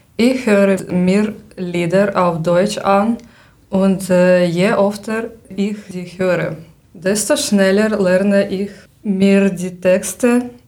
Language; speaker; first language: German; non-native, learner; Ukrainian